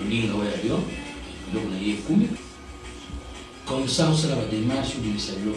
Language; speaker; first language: French; non-native, local second language; Lingala